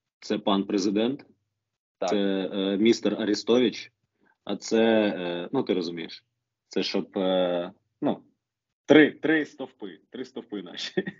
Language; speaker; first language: Ukrainian; non-native, local second language; Russian